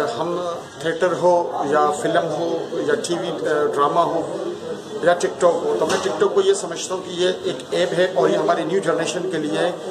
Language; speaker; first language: Urdu; non-native, local second language; Pashto